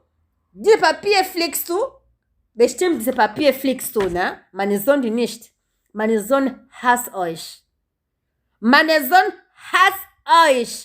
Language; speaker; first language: German; non-native, learner; Lingala